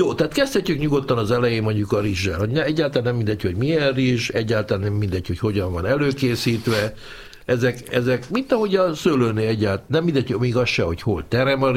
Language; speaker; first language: Hungarian; native; Hungarian